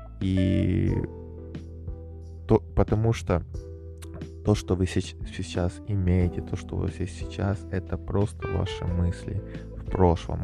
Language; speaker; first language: Russian; native; Russian